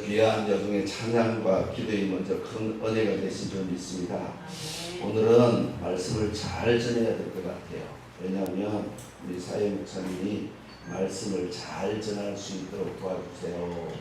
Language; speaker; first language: Korean; native; Korean